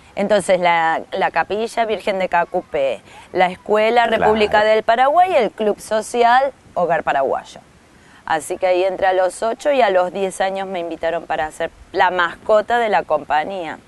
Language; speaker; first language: Spanish; native; Spanish